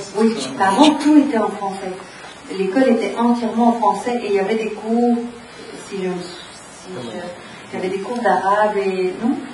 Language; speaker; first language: French; native; French